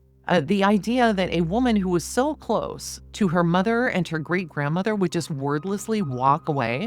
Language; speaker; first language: English; native; English